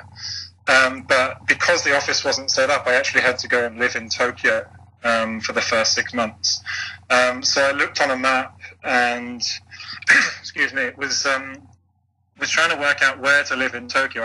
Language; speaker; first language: English; native; English